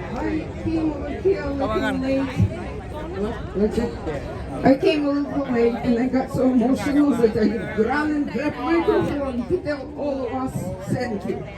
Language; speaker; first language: English; non-native, learner; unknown